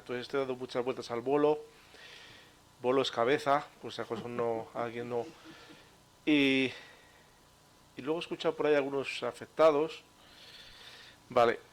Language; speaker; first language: Spanish; native; Spanish